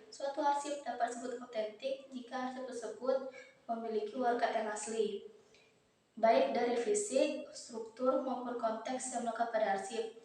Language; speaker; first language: Indonesian; native; Indonesian